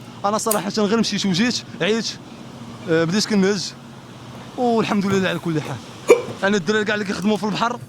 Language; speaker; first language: Arabic; native; Arabic